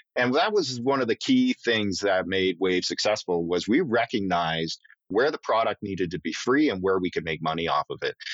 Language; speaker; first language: English; native; English